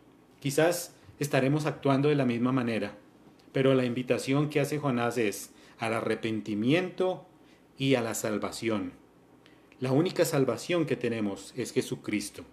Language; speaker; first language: Spanish; native; Spanish